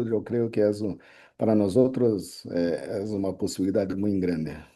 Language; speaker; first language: Spanish; non-native, learner; Portuguese